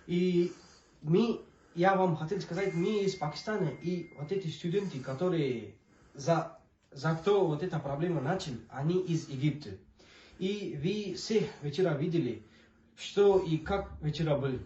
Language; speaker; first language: Russian; non-native, learner; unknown